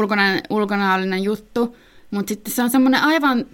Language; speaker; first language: Finnish; native; Finnish